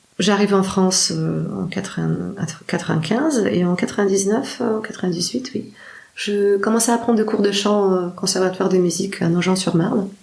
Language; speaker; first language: French; non-native, fluent; Polish